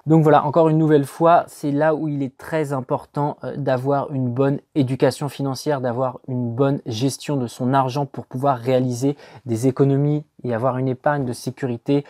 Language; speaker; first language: French; native; French